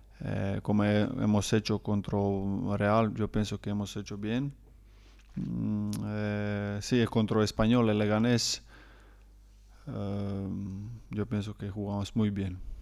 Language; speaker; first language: Spanish; non-native, learner; Croatian